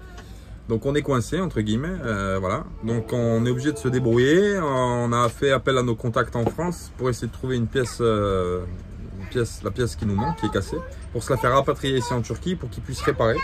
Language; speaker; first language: French; native; French